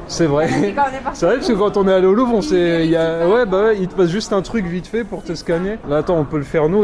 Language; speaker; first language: French; native; French